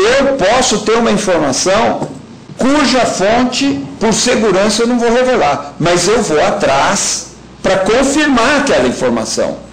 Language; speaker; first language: Portuguese; native; Portuguese